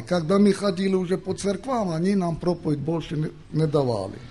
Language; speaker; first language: Ukrainian; non-native, local second language; Romany